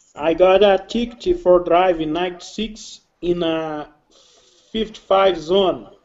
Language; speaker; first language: English; non-native, learner; Portuguese